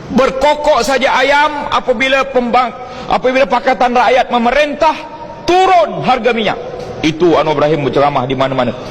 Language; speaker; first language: Malay; native; Malay